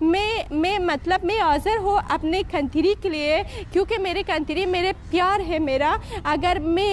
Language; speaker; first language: Hindi; non-native, learner; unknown